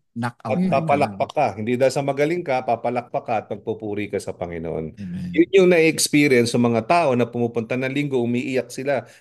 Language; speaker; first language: Filipino; native; Filipino